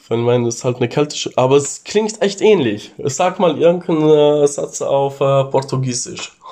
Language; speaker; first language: German; non-native, fluent; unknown